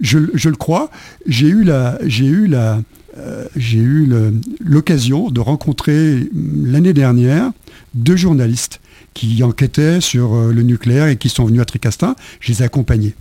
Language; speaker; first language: French; native; French